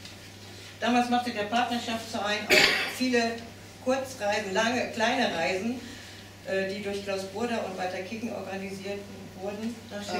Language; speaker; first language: German; native; German